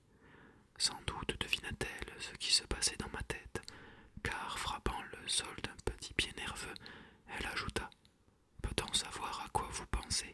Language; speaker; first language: French; native; French